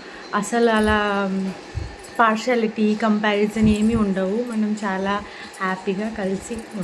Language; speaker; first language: Telugu; non-native, fluent; Bangla